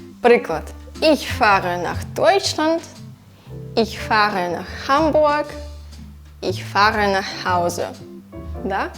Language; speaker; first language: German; non-native, fluent; Ukrainian